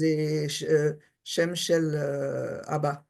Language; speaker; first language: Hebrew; non-native, learner; French